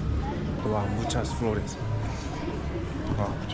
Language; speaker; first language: Spanish; non-native, learner; Korean